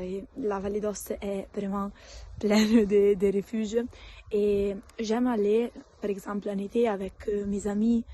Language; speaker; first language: French; non-native, local second language; Italian